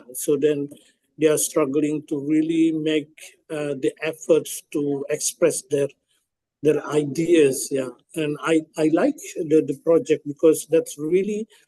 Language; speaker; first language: English; non-native, fluent; Indonesian